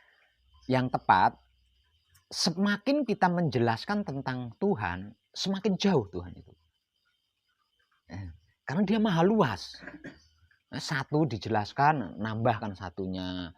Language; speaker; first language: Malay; non-native, local second language; Javanese